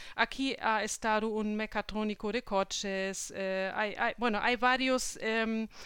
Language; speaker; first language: Spanish; non-native, fluent; German